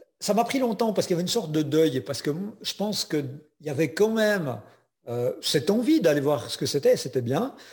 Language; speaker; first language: French; native; French